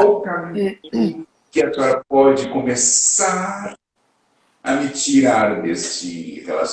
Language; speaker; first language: Portuguese; native; Portuguese